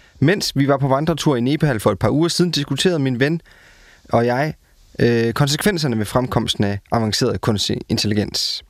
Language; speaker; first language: Danish; native; Danish